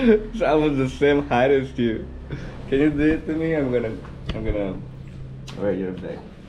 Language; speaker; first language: English; non-native, learner; Indonesian